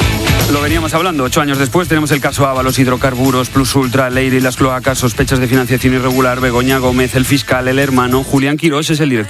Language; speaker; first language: Spanish; native; Spanish